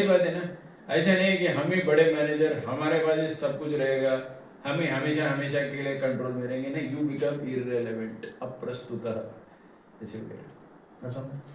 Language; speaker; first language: Hindi; non-native, local second language; Tamil